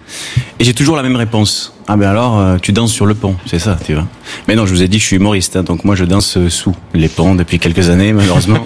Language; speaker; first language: French; native; French